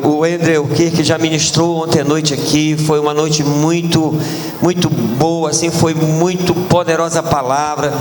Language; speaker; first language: Portuguese; native; Portuguese